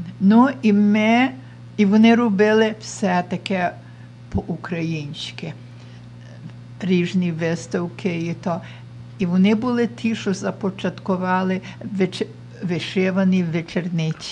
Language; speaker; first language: Ukrainian; early bilingual, heritage; Ukrainian